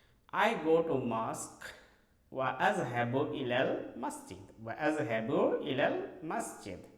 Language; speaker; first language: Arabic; non-native, fluent; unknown